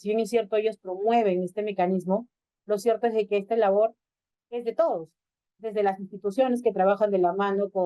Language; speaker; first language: Spanish; native; Spanish